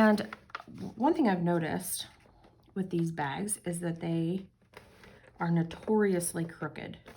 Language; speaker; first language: English; native; English